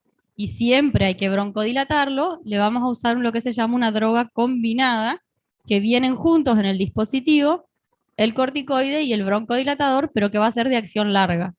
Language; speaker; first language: Spanish; native; Spanish